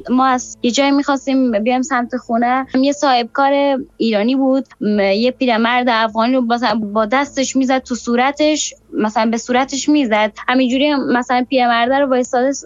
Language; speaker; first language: Persian; native; Persian